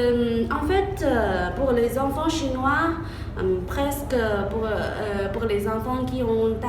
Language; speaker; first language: French; non-native, fluent; Chinese